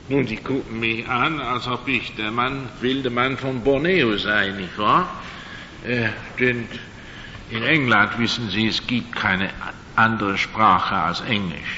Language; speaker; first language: German; non-native, fluent; English